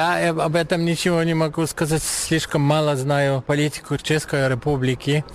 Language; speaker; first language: Russian; non-native, fluent; German